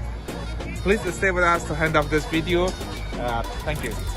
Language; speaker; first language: English; non-native, learner; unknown